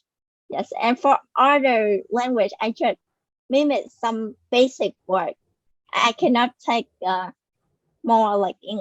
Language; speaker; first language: English; non-native, learner; Vietnamese